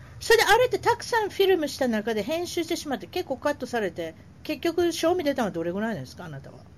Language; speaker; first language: Japanese; native; Japanese